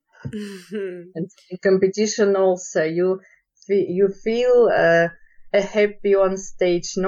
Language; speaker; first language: English; non-native, learner; Russian